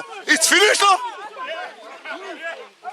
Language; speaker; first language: French; native; French